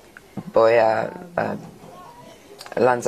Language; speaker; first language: Spanish; non-native, learner; English